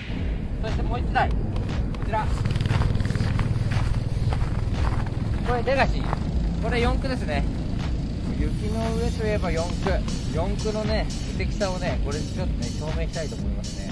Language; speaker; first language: Japanese; native; Japanese